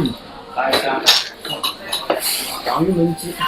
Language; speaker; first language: Chinese; non-native, fluent; Japanese